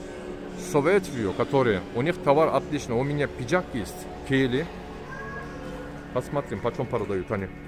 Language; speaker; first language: Russian; non-native, learner; Turkish